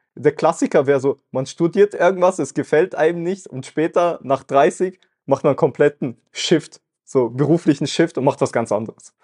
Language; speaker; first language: German; early bilingual, other home language; Russian